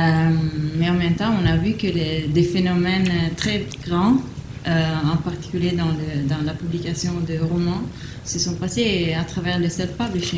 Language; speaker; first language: French; non-native, fluent; Italian